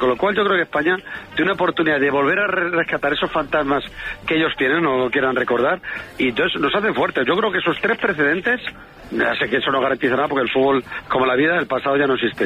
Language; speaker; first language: Spanish; native; Spanish